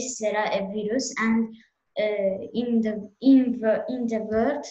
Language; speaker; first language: English; non-native, learner; Azerbaijani